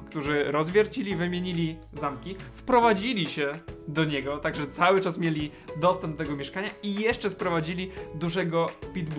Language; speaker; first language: Polish; native; Polish